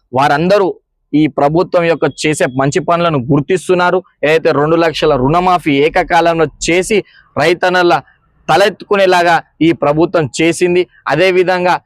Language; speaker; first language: Telugu; native; Telugu